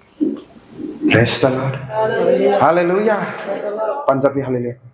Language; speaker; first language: Hindi; non-native, local second language; Assamese